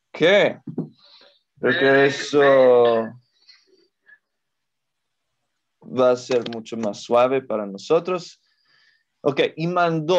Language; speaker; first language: Spanish; non-native, fluent; English